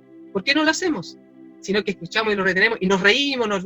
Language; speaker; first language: Spanish; native; Spanish